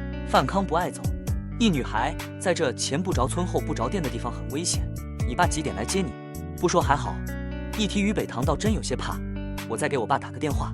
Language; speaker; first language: Chinese; native; Chinese